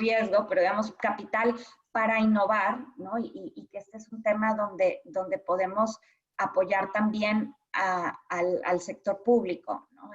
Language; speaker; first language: Spanish; native; Spanish